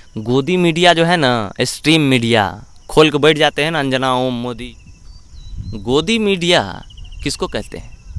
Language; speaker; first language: Hindi; native; Hindi